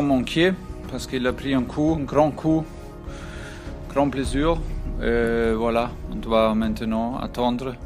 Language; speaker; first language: French; non-native, fluent; German